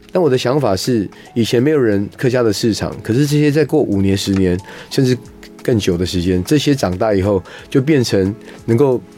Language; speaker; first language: Chinese; non-native, local second language; Hakka Chinese